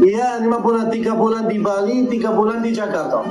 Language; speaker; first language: Indonesian; non-native, learner; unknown